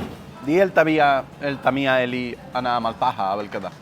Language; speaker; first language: Arabic; non-native, learner; Spanish